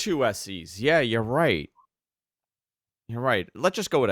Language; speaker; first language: English; native; English